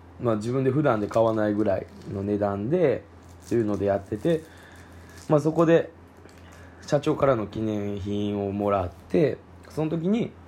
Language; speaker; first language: Japanese; native; Japanese